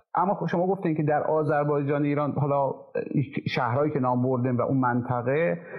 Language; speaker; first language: Persian; native; Persian